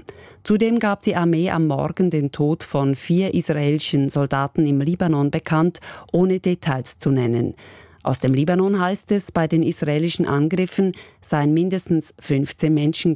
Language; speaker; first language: German; native; German